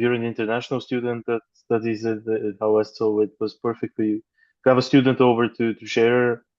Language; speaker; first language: English; non-native, fluent; Bulgarian